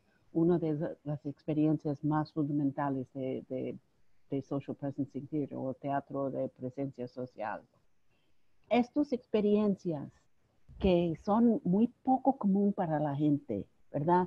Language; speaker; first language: Spanish; non-native, fluent; English